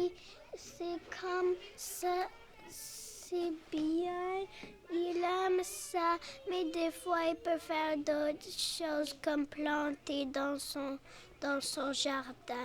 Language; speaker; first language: French; non-native, local second language; English